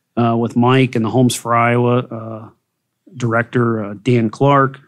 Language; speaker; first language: English; native; English